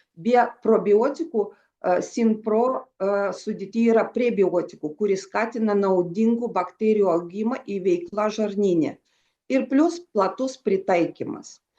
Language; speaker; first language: Lithuanian; non-native, local second language; Russian